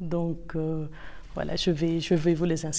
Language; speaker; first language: French; non-native, local second language; Arabic